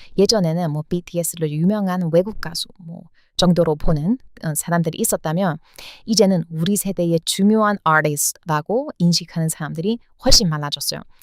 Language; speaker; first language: Korean; non-native, fluent; English